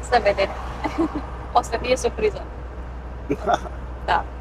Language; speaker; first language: Romanian; non-native, fluent; Bulgarian